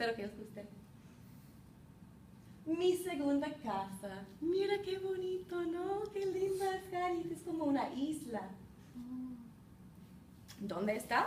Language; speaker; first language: Spanish; non-native, fluent; English